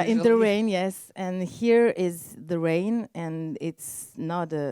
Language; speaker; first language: English; non-native, learner; French